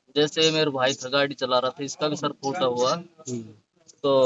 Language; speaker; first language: Hindi; native; Hindi